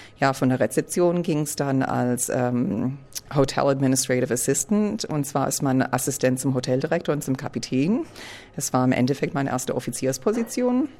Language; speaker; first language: German; early bilingual, heritage; English